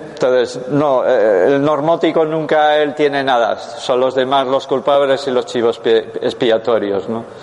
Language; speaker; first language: Spanish; non-native, local second language; Basque